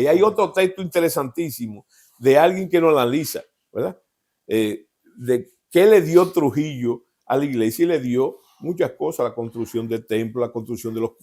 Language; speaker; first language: Spanish; native; Spanish